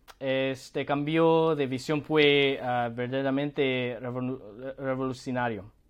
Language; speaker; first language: Spanish; non-native, learner; Korean